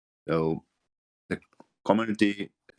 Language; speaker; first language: English; non-native, learner; Japanese